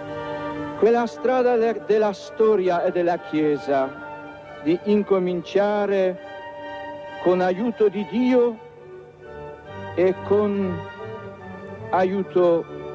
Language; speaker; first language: Italian; non-native, fluent; Polish